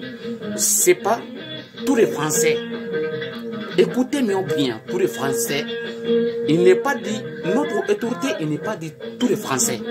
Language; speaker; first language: French; non-native, learner; Bambara